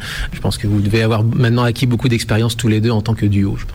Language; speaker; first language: French; native; French